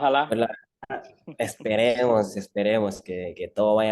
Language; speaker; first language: Spanish; native; Spanish